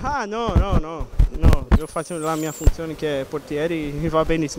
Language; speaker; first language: Italian; non-native, learner; Portuguese